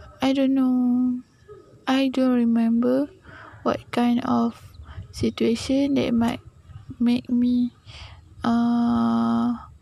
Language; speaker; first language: English; non-native, learner; Malay